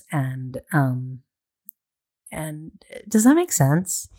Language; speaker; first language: English; native; English